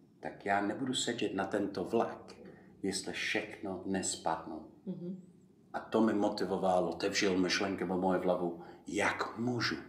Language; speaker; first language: Czech; non-native, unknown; English